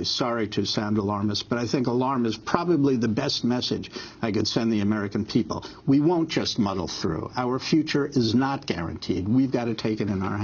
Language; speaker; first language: English; native; English